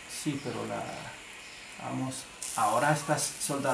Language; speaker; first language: Spanish; non-native, fluent; French